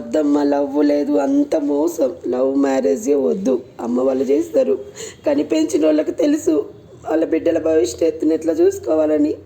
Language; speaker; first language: Telugu; native; Telugu